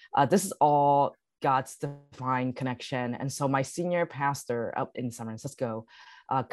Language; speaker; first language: English; early bilingual, other home language; Cantonese